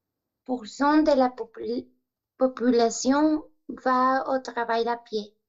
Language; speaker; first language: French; non-native, learner; Spanish